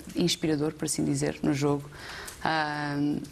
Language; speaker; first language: Portuguese; native; Portuguese